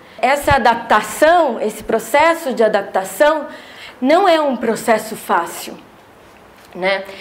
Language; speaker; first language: Portuguese; native; Portuguese